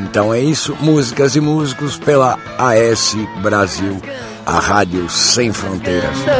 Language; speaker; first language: Portuguese; native; Portuguese